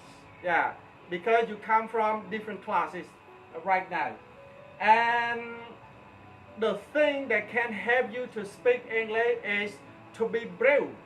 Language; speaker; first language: English; non-native, fluent; Khmer